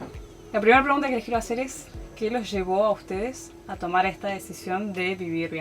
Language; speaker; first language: Spanish; native; Spanish